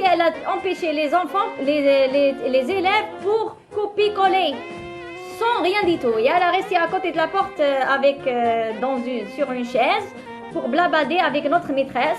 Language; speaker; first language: French; non-native, local second language; Arabic